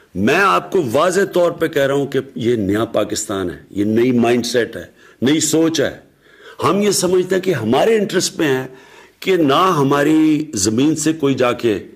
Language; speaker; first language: Urdu; native; Urdu